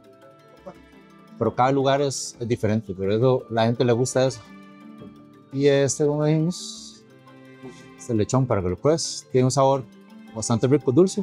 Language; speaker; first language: Spanish; early bilingual, other home language; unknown